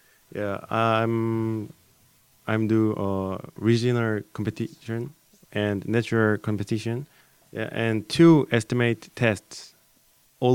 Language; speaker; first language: English; non-native, learner; Korean